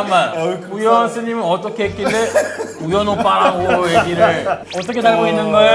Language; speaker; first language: Korean; native; Korean